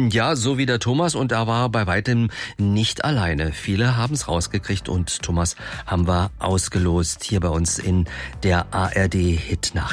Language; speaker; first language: German; native; German